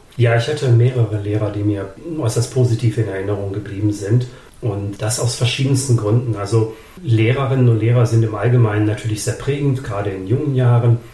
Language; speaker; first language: German; early bilingual, other home language; Serbian